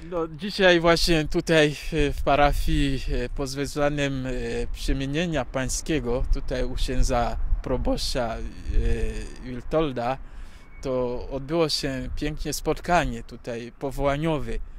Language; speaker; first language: Polish; non-native, fluent; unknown